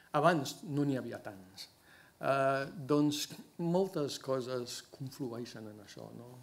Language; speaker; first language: Catalan; non-native, fluent; English